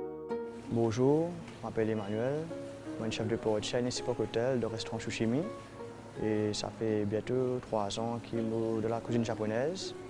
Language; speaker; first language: French; non-native, local second language; Morisyen